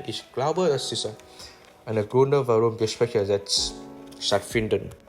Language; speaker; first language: German; non-native, learner; English